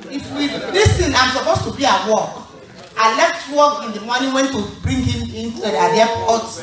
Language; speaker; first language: English; non-native, local second language; Igbo